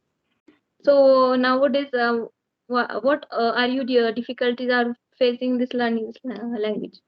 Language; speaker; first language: English; non-native, learner; Marathi